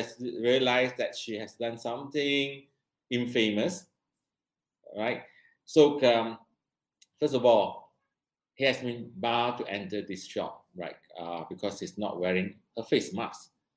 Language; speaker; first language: English; non-native, local second language; Cantonese